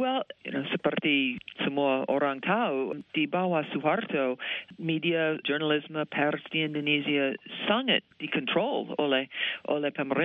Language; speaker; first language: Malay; non-native, fluent; English